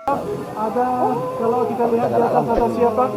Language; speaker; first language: Indonesian; non-native, fluent; Turkish